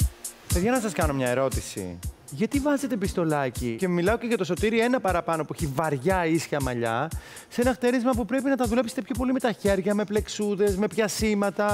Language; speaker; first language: Greek; native; Greek